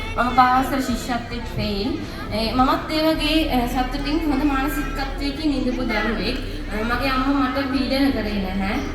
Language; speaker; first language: Sinhala; non-native, local second language; Tamil